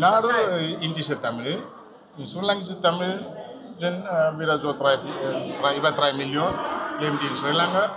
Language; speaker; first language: German; non-native, fluent; Tamil